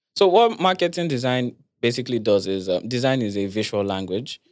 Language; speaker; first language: English; non-native, local second language; Yoruba